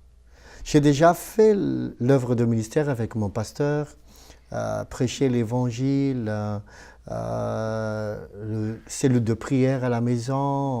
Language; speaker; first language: French; non-native, local second language; Malagasy